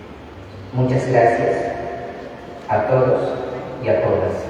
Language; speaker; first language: Spanish; non-native, local second language; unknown